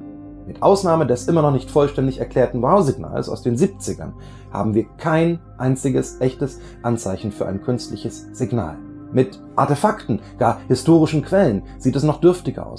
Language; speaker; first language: German; native; German